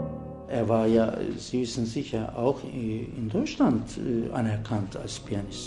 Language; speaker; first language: German; non-native, fluent; Turkish